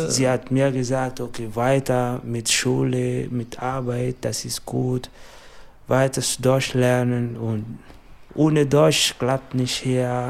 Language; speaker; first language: German; non-native, learner; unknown